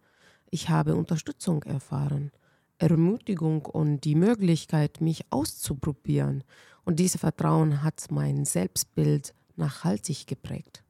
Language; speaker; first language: German; non-native, fluent; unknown